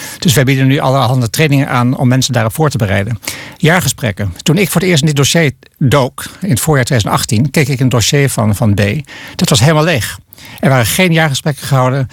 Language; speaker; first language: Dutch; native; Dutch